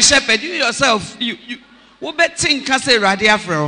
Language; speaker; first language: English; non-native, local second language; Akan